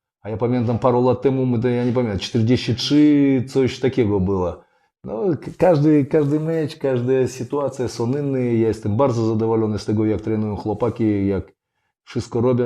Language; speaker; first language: Polish; non-native, fluent; Russian